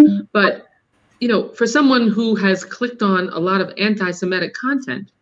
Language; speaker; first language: English; native; English